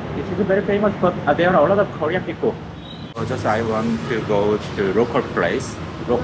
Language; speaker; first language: English; non-native, learner; Korean